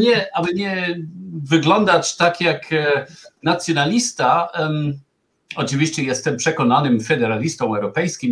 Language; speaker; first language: Polish; non-native, fluent; German